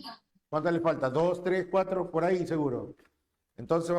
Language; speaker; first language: Spanish; native; Spanish